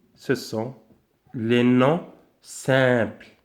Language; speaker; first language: French; non-native, local second language; Arabic